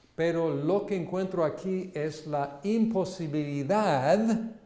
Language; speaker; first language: Spanish; non-native, fluent; English